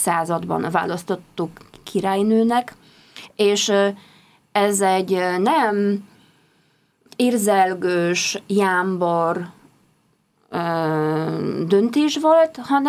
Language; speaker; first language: Hungarian; non-native, fluent; Polish